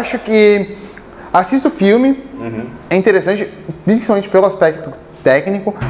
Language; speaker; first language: Portuguese; native; Portuguese